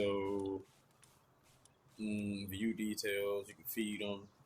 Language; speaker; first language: English; native; English